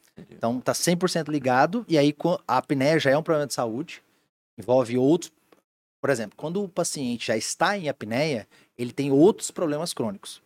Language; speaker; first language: Portuguese; native; Portuguese